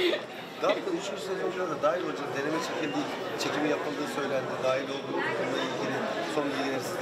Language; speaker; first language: Turkish; native; Turkish